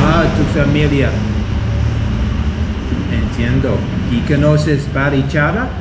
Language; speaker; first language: Spanish; non-native, learner; English